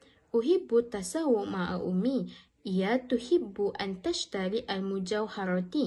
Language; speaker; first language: Arabic; non-native, learner; Malay